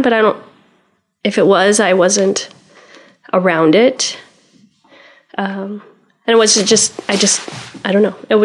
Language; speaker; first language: English; native; English